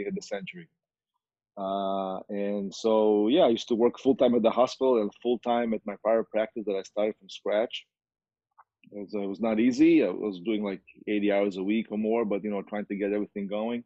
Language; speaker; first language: English; non-native, fluent; Hebrew